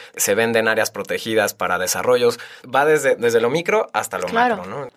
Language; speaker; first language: Spanish; native; Spanish